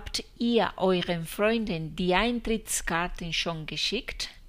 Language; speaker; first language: German; non-native, fluent; Spanish